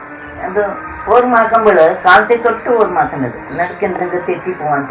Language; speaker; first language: Malayalam; non-native, local second language; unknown